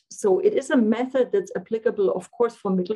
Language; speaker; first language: English; non-native, fluent; German